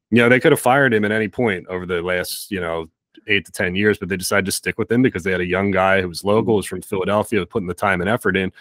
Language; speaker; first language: English; native; English